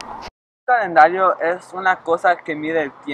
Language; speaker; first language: Spanish; non-native, learner; English